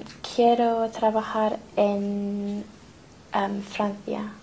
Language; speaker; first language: Spanish; non-native, learner; English